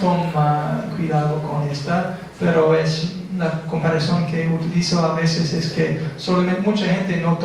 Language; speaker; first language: Spanish; non-native, fluent; English